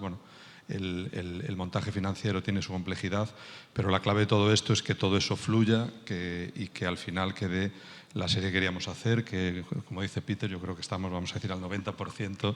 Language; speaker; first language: Spanish; native; Spanish